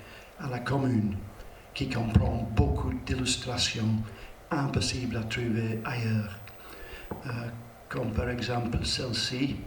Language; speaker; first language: French; non-native, learner; English